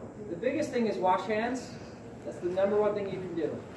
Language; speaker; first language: English; native; English